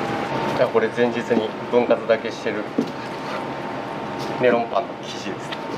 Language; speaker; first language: Japanese; native; Japanese